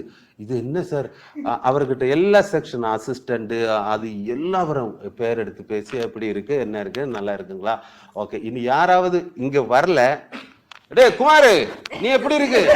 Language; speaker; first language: Tamil; non-native, learner; Malayalam